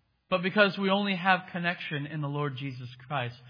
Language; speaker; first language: English; native; English